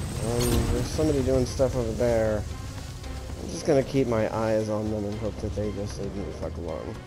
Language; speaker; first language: English; native; English